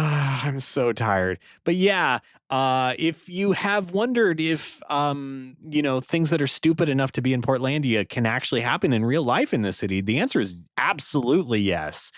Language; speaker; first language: English; native; English